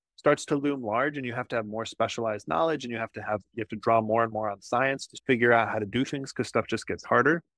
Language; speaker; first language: English; native; English